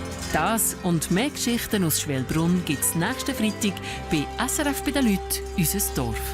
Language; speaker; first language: German; native; German